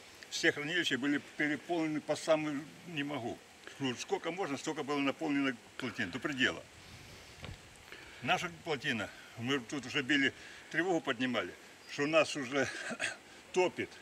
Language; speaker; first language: Russian; native; Russian